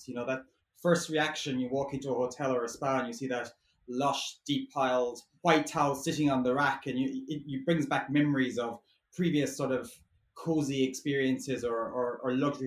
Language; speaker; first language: English; native; English